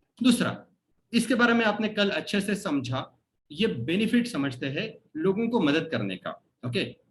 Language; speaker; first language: Hindi; non-native, local second language; Marathi